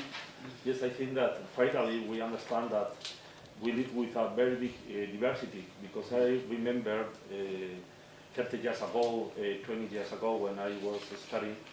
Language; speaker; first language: English; non-native, fluent; Spanish